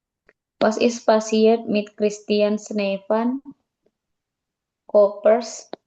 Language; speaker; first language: German; non-native, learner; Indonesian